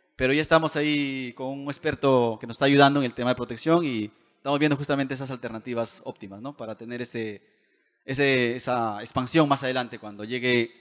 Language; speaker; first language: Spanish; native; Spanish